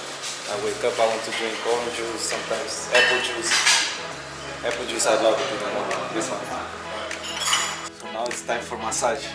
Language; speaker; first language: English; non-native, learner; Portuguese